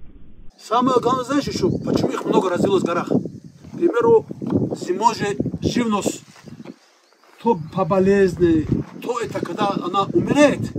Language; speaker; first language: Russian; non-native, local second language; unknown